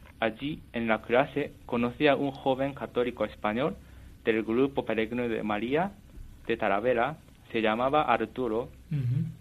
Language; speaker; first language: Spanish; non-native, fluent; Japanese